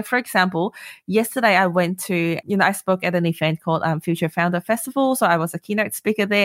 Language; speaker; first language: English; non-native, local second language; Cantonese